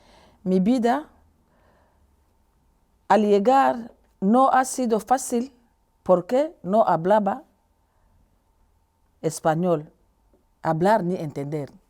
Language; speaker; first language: Spanish; non-native, learner; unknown